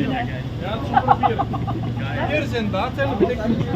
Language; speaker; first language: German; non-native, fluent; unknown